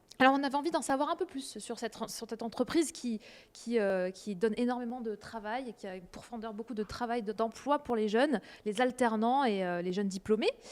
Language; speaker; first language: French; native; French